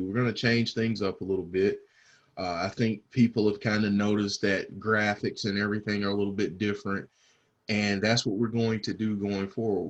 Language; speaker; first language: English; native; English